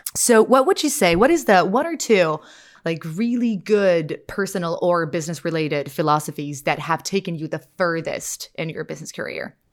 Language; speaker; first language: English; non-native, fluent; Finnish